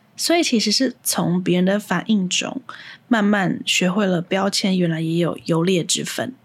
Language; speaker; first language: Chinese; native; Chinese